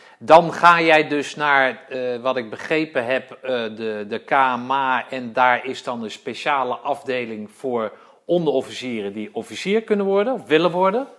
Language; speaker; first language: Dutch; native; Dutch